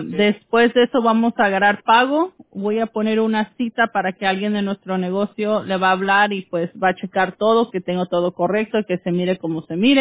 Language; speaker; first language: Spanish; early bilingual, heritage; Spanish